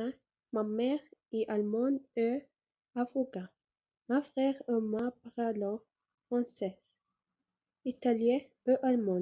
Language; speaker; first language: French; non-native, learner; Arabic